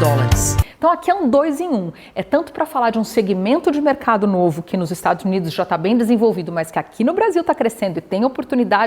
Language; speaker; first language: Portuguese; native; Portuguese